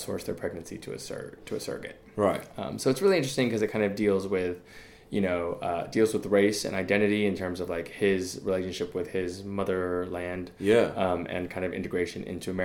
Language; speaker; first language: English; native; English